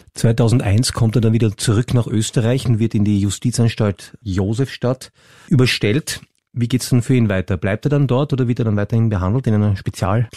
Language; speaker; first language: German; native; German